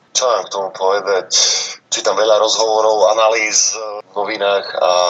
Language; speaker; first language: Slovak; native; Slovak